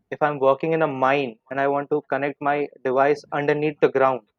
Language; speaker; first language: English; non-native, local second language; Hindi